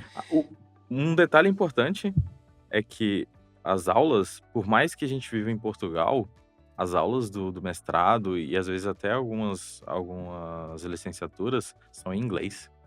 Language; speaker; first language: Portuguese; native; Portuguese